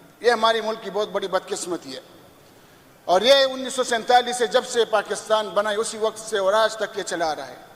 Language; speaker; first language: Urdu; non-native, local second language; Pashto